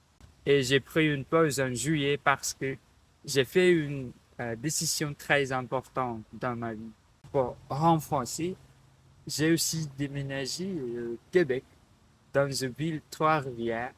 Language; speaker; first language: French; non-native, learner; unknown